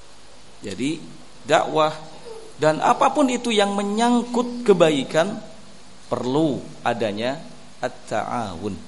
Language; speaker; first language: Indonesian; native; Indonesian